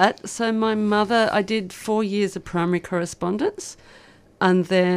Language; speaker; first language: English; native; English